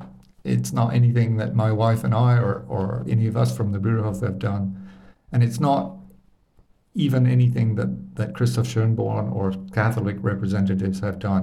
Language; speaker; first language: English; native; English